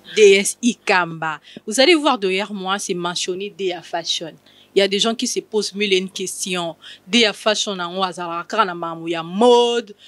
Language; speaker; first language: French; non-native, local second language; Lingala